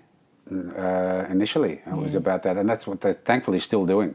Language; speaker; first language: English; native; English